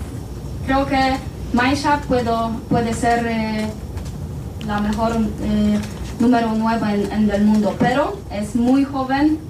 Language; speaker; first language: Spanish; non-native, learner; Polish